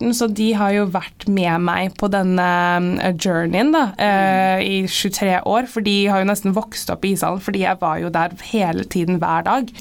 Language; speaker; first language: Norwegian; early bilingual, other home language; English